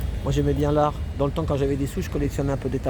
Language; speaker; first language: French; native; French